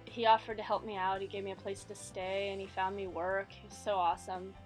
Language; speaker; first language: English; native; English